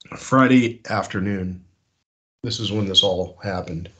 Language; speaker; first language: English; native; English